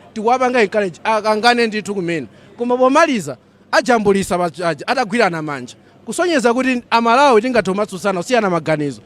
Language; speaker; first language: Nyanja; native; Nyanja